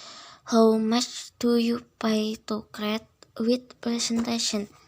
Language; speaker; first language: English; non-native, learner; Indonesian